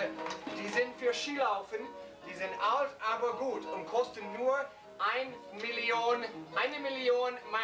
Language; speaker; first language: German; non-native, learner; English